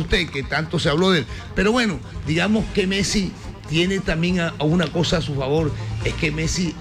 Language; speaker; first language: Spanish; native; Spanish